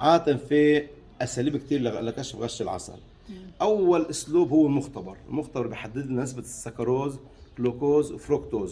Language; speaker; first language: Arabic; native; Arabic